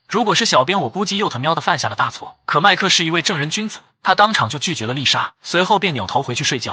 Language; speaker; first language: Chinese; native; Chinese